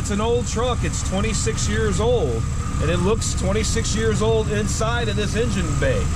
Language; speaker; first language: English; native; English